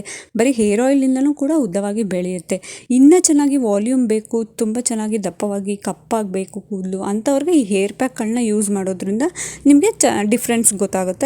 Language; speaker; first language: Kannada; native; Kannada